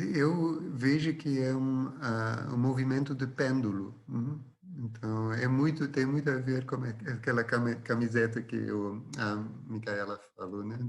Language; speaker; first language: Portuguese; non-native, fluent; Dutch